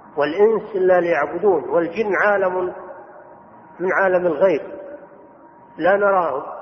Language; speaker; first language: Arabic; native; Arabic